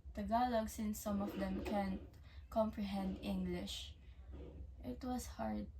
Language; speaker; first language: English; native; English